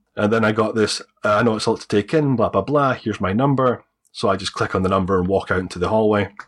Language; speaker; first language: English; native; English